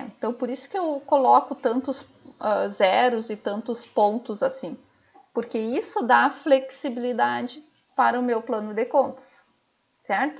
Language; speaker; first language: Portuguese; native; Portuguese